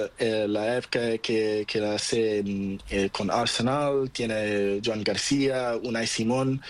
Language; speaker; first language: Spanish; non-native, learner; Portuguese